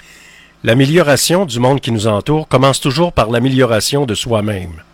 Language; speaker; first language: French; native; French